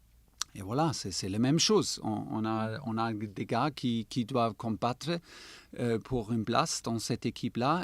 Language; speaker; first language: French; non-native, fluent; German